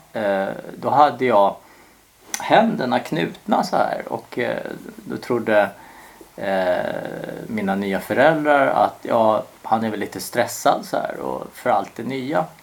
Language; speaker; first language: Swedish; early bilingual, other home language; Korean